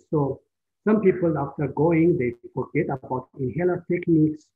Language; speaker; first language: English; non-native, fluent; Amharic